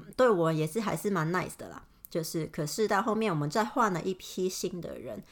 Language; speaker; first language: Chinese; non-native, local second language; Cantonese